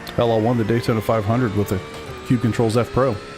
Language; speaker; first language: English; native; English